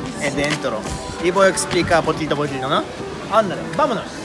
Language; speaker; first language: Spanish; non-native, learner; Japanese